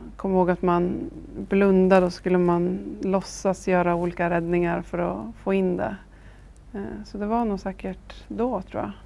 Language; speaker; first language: Swedish; native; Swedish